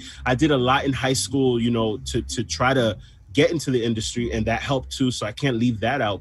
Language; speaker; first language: English; early bilingual, other home language; Spanish